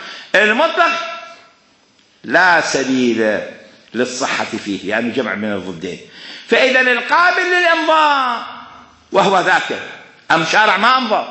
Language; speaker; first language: Arabic; native; Arabic